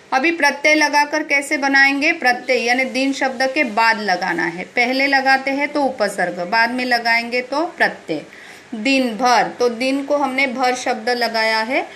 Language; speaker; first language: Hindi; non-native, local second language; Marathi